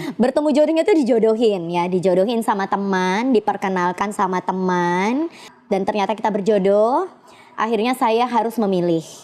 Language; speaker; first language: Indonesian; native; Indonesian